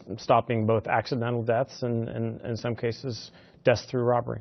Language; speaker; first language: English; native; English